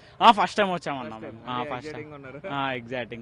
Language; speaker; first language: Telugu; native; Telugu